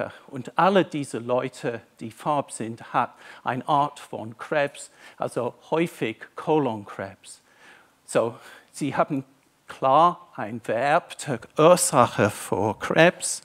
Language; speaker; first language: German; non-native, fluent; English